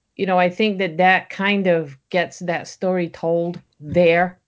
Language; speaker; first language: English; early bilingual, other home language; French